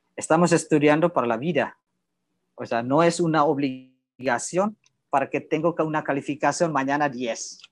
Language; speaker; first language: Spanish; non-native, learner; Indonesian